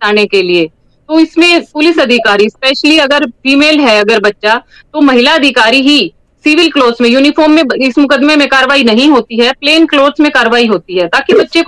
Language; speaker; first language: Hindi; native; Hindi